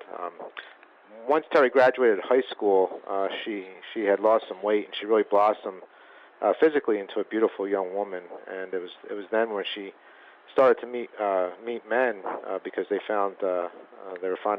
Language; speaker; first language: English; native; English